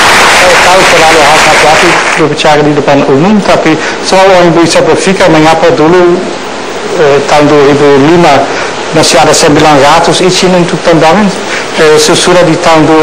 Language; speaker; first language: Indonesian; non-native, fluent; Dutch